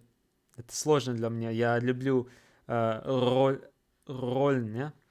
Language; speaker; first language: Russian; non-native, fluent; English